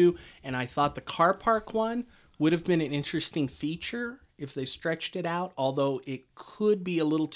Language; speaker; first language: English; native; English